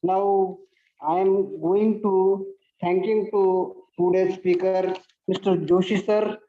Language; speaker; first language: English; non-native, local second language; Marathi